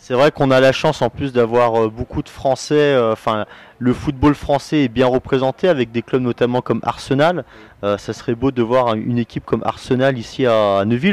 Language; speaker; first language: French; native; French